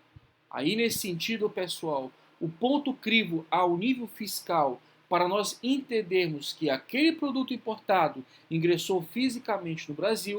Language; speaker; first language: Portuguese; native; Portuguese